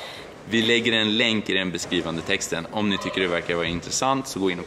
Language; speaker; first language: Swedish; native; Swedish